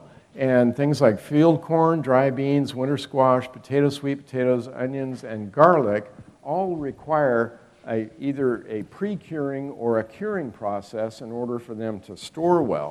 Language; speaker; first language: English; native; English